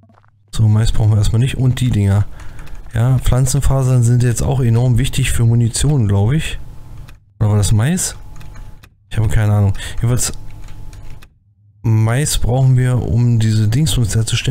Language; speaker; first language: German; native; German